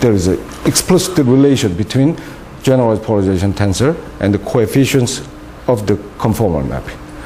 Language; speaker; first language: English; non-native, fluent; Korean